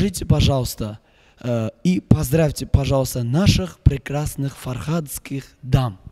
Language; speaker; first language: Russian; non-native, local second language; Uzbek